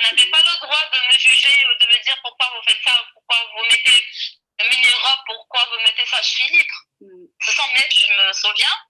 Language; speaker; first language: French; non-native, local second language; Arabic